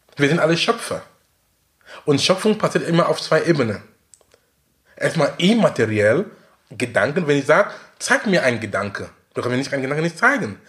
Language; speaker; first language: German; non-native, fluent; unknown